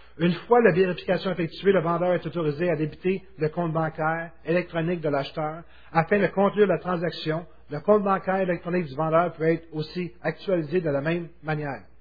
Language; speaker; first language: French; native; French